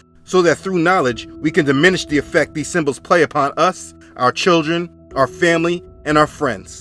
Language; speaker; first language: English; native; English